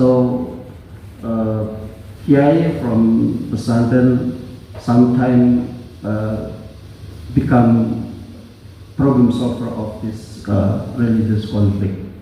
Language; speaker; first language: English; non-native, learner; Indonesian